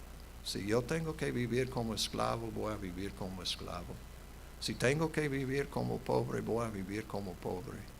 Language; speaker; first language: Spanish; non-native, fluent; English